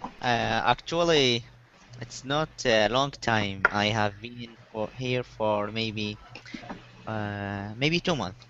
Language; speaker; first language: English; non-native, learner; Arabic